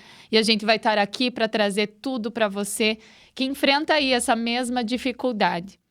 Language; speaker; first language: Portuguese; native; Portuguese